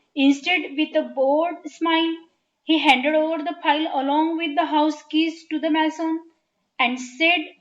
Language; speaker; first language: English; non-native, local second language; Marathi